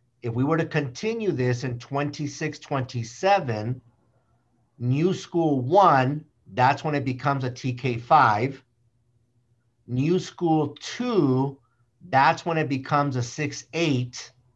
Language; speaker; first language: English; native; English